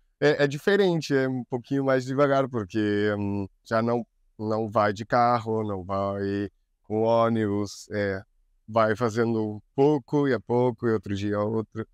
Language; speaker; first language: Portuguese; non-native, learner; Spanish